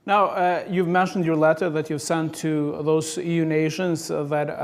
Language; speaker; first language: English; non-native, fluent; Albanian